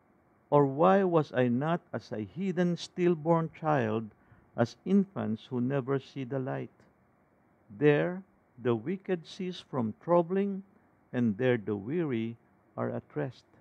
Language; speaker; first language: English; non-native, local second language; Filipino